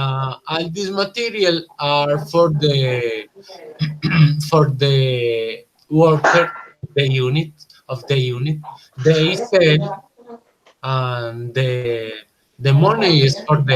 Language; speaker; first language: English; non-native, learner; Spanish